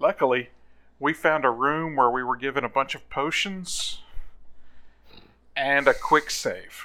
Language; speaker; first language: English; native; English